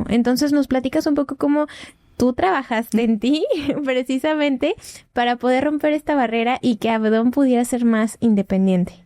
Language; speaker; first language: Spanish; native; Spanish